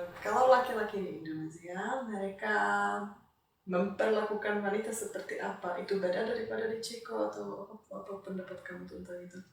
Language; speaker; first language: Indonesian; non-native, fluent; Czech